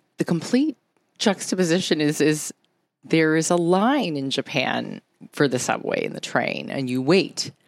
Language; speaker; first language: English; early bilingual, other home language; Japanese